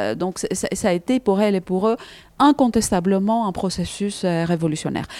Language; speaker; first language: French; non-native, fluent; Greek